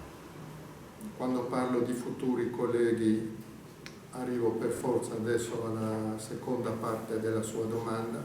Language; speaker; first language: Italian; native; Italian